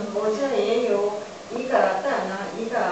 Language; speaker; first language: Chinese; non-native, learner; Japanese